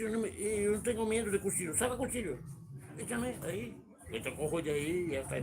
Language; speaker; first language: Spanish; non-native, learner; Romanian